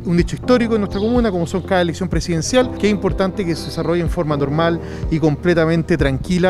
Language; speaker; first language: Spanish; native; Spanish